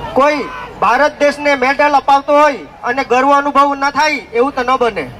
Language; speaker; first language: Gujarati; non-native, local second language; Kukna